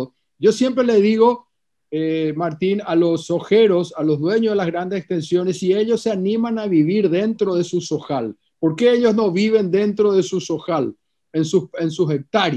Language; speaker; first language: Spanish; native; Spanish